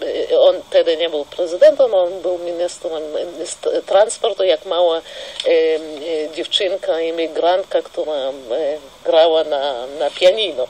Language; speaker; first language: Polish; non-native, fluent; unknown